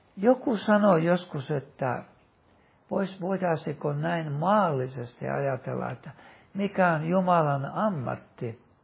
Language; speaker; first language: Finnish; native; Finnish